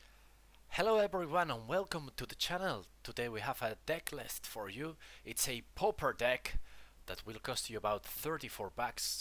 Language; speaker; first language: English; non-native, fluent; Spanish